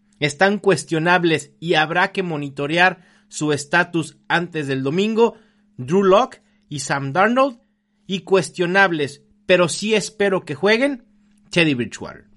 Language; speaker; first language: Spanish; native; Spanish